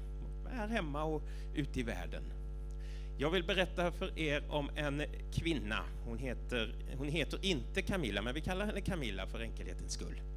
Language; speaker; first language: Swedish; native; Swedish